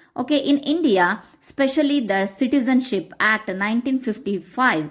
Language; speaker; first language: English; non-native, local second language; Kannada